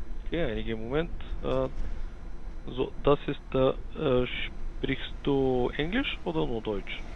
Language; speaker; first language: German; non-native, learner; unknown